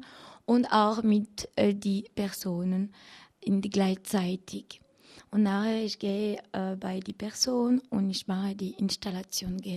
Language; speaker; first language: German; non-native, learner; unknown